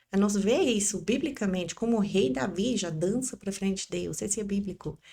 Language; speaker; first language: Portuguese; non-native, learner; English